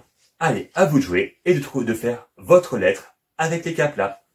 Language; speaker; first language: French; native; French